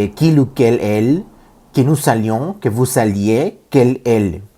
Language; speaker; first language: French; non-native, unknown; Spanish